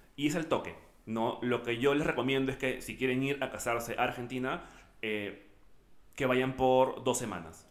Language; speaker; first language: Spanish; native; Spanish